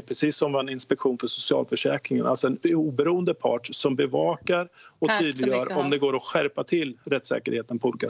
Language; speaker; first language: Swedish; native; Swedish